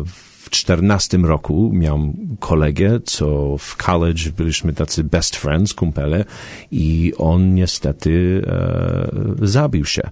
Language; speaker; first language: Polish; early bilingual, heritage; Polish